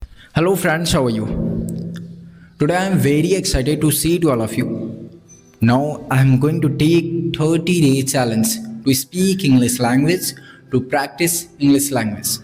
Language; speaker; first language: English; non-native, learner; Bhojpuri